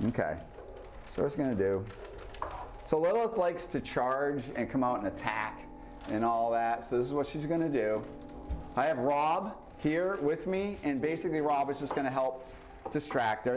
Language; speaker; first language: English; native; English